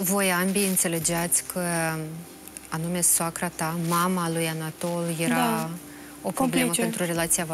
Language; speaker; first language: Romanian; native; Romanian